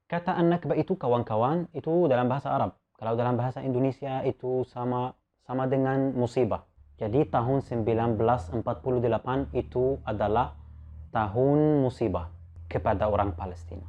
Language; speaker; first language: Indonesian; non-native, fluent; Arabic